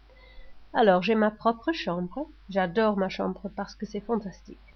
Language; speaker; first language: French; non-native, learner; English